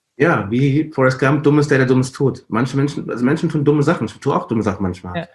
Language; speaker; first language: German; non-native, fluent; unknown